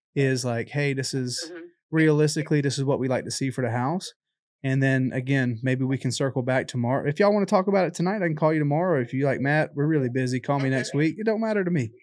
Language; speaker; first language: English; native; English